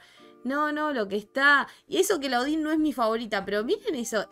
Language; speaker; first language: Spanish; native; Spanish